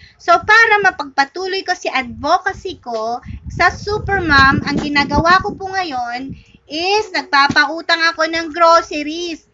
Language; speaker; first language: Filipino; native; Filipino